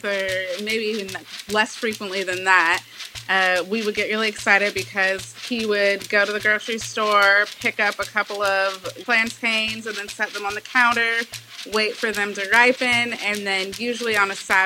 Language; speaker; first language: English; native; English